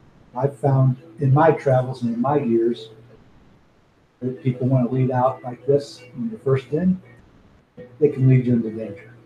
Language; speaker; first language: English; native; English